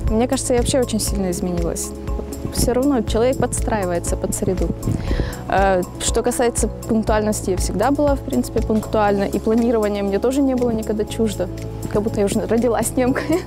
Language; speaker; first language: Russian; native; Russian